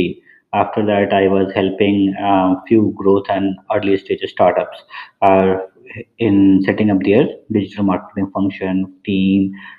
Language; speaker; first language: English; non-native, local second language; Hindi